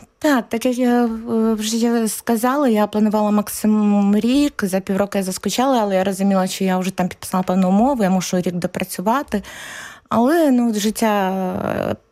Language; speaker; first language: Ukrainian; native; Ukrainian